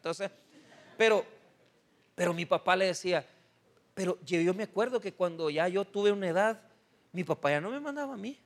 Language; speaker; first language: Spanish; native; Spanish